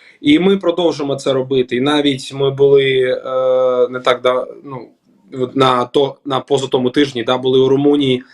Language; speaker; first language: Ukrainian; non-native, local second language; Russian